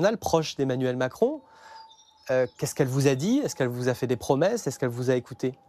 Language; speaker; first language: French; native; French